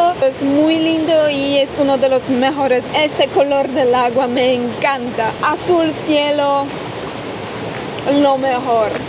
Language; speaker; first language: Spanish; non-native, fluent; Polish